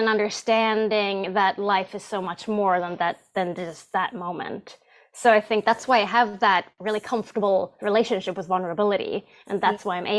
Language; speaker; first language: English; non-native, fluent; Swedish